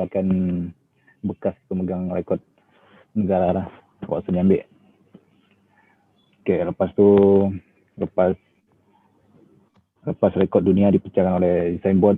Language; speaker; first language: Malay; non-native, local second language; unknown